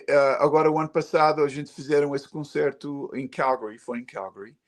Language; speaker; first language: Portuguese; early bilingual, heritage; Portuguese